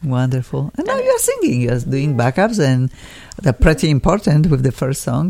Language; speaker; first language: English; non-native, fluent; Polish